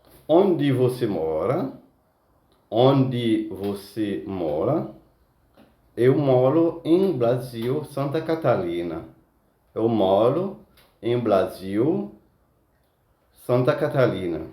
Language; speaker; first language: Portuguese; non-native, fluent; Haitian Creole